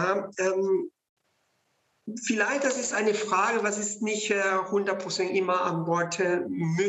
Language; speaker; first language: German; non-native, fluent; Spanish